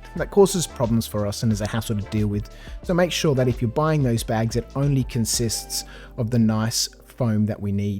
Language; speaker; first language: English; native; English